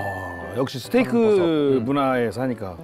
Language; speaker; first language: Korean; native; Korean